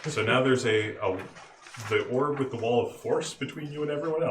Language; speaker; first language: English; native; English